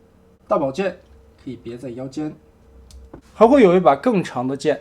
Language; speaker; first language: Chinese; native; Chinese